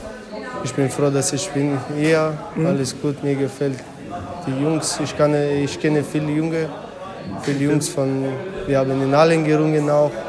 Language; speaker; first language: German; non-native, learner; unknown